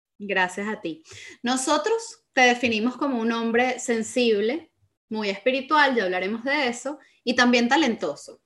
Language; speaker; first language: Spanish; native; Spanish